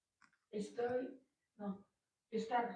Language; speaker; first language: Spanish; non-native, learner; French